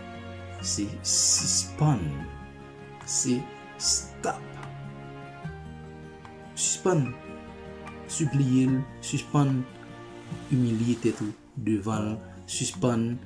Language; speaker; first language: French; non-native, local second language; Haitian Creole